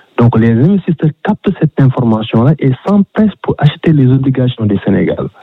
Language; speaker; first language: French; non-native, local second language; Wolof